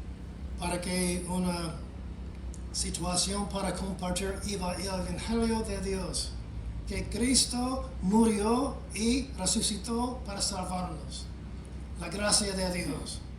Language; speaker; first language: Spanish; non-native, fluent; English